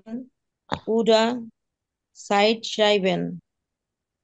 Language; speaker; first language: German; non-native, learner; Bangla